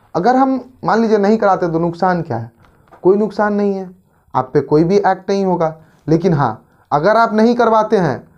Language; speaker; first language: Hindi; native; Hindi